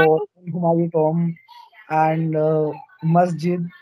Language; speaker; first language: English; non-native, learner; Hindi